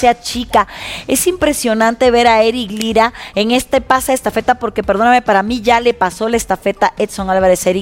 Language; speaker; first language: Spanish; native; Spanish